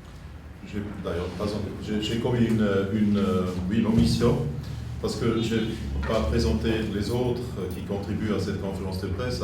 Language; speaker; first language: French; non-native, fluent; German